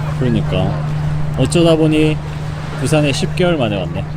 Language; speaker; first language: Korean; native; Korean